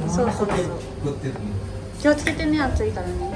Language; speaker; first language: Japanese; non-native, learner; Filipino